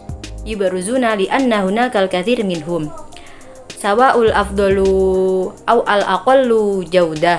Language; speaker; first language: Arabic; non-native, learner; Indonesian